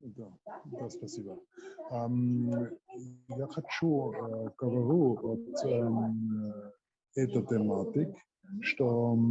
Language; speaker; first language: Russian; non-native, learner; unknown